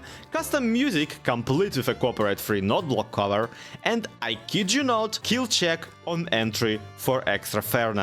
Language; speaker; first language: English; native; English